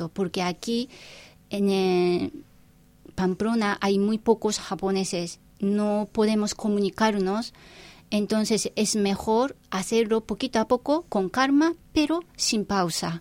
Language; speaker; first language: Spanish; non-native, fluent; Japanese